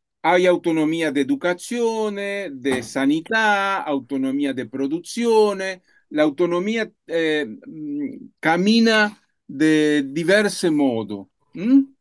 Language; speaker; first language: Italian; non-native, learner; Spanish